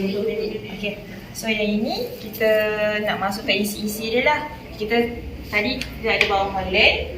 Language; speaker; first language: Malay; native; Malay